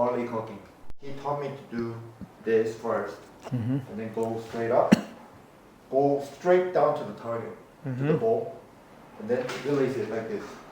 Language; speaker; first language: English; non-native, fluent; Korean